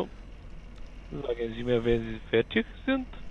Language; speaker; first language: German; non-native, learner; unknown